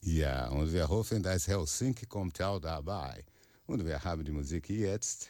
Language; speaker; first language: German; non-native, learner; Portuguese